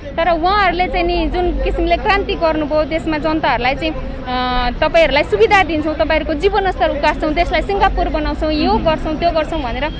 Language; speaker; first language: Nepali; native; Nepali